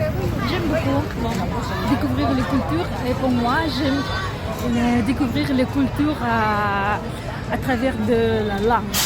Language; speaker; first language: French; non-native, learner; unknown